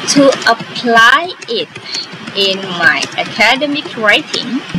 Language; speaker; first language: English; non-native, fluent; Indonesian